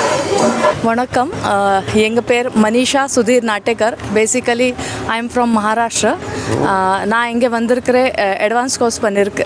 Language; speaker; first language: Tamil; non-native, fluent; Gujarati